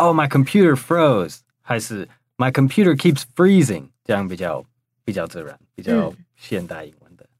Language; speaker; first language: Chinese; non-native, fluent; English